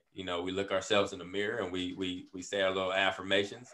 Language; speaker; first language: English; native; English